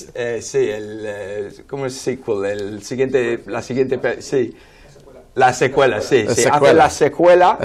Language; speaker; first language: Spanish; non-native, fluent; English